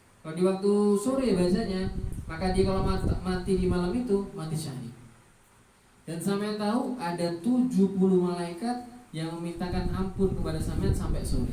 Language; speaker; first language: Indonesian; non-native, local second language; Javanese